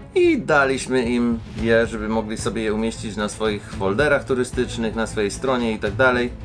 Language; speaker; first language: Polish; native; Polish